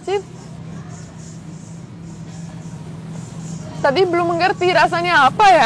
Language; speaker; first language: Indonesian; non-native, learner; Romanian